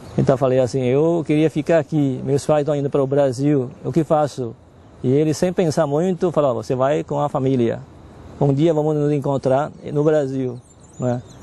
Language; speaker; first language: Portuguese; non-native, fluent; Chinese